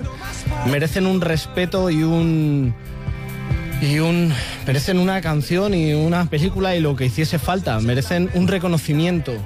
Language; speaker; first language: Spanish; native; Spanish